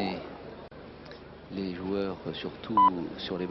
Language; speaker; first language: French; native; French